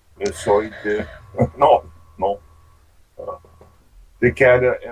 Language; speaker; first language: Spanish; non-native, learner; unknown